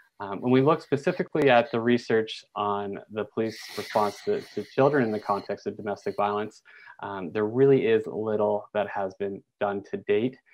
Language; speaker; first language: English; native; English